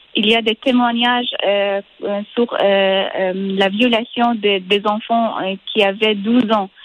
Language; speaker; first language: French; non-native, fluent; Persian